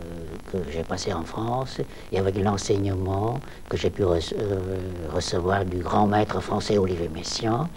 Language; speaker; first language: French; non-native, local second language; Vietnamese